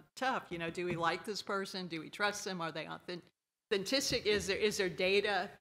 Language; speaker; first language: English; native; English